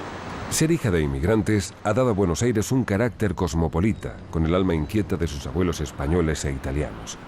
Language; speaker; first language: Spanish; native; Spanish